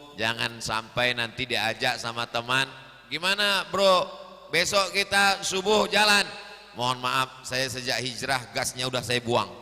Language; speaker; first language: Indonesian; native; Indonesian